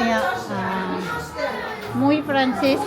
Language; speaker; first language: Dutch; non-native, learner; Filipino